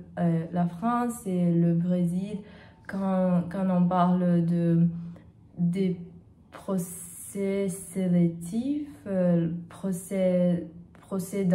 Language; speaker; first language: French; non-native, learner; Portuguese